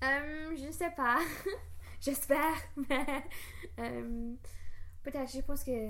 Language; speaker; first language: French; non-native, learner; English